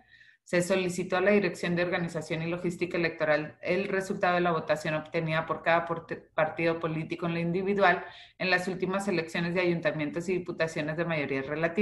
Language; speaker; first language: Spanish; native; Spanish